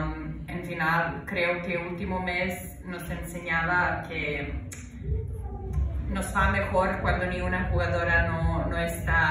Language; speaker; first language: Spanish; non-native, fluent; Serbian